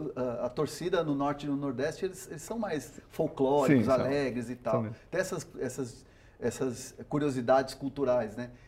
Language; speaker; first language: Portuguese; non-native, local second language; Spanish